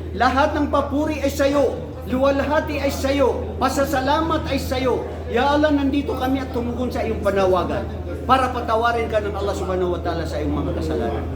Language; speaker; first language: Filipino; non-native, local second language; Maranao